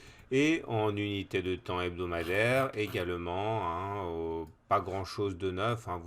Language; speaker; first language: French; native; French